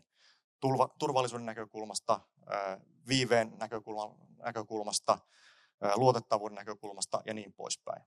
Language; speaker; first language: Finnish; native; Finnish